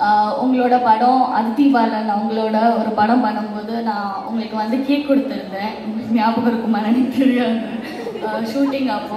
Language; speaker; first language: Tamil; non-native, fluent; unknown